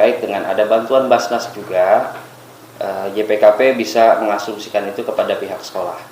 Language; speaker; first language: Indonesian; native; Indonesian